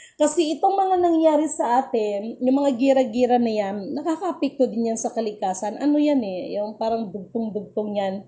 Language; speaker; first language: Filipino; non-native, local second language; Cebuano